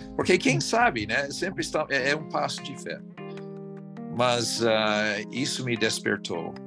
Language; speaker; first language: Portuguese; non-native, fluent; English